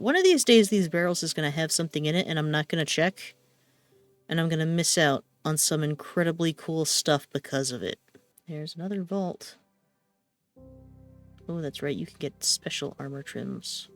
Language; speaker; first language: English; native; English